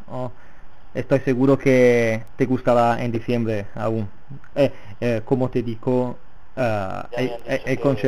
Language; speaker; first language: Spanish; non-native, fluent; Italian